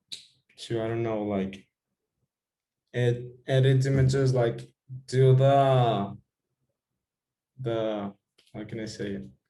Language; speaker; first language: English; non-native, fluent; Spanish